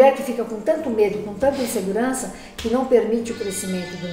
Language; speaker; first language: Portuguese; native; Portuguese